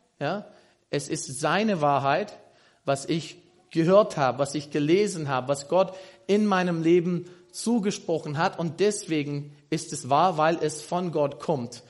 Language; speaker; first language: German; non-native, fluent; English